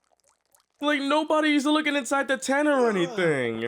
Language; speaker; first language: English; native; English